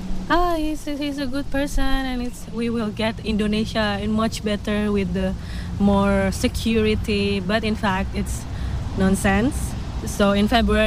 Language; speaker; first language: English; non-native, fluent; Indonesian